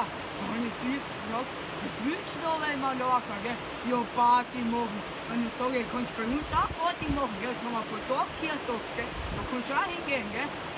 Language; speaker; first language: German; native; German